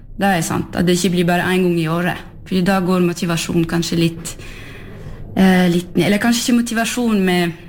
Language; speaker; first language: Norwegian; early bilingual, heritage; French